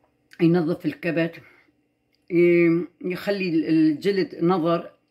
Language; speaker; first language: Arabic; native; Arabic